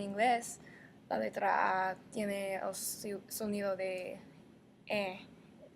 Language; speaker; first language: Spanish; non-native, learner; English